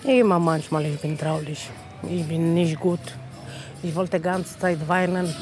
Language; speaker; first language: German; non-native, learner; Polish